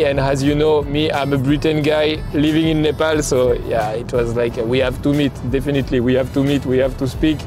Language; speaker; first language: English; non-native, fluent; French